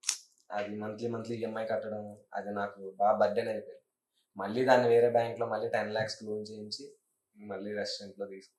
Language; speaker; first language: Telugu; native; Telugu